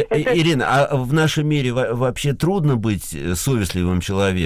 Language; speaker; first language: Russian; native; Russian